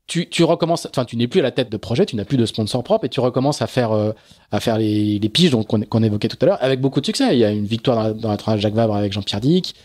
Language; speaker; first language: French; native; French